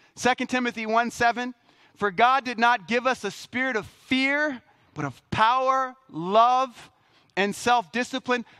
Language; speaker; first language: English; native; English